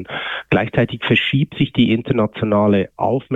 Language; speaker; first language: German; native; German